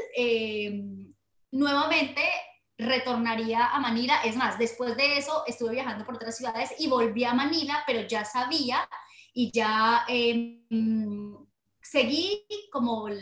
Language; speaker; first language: Spanish; native; Spanish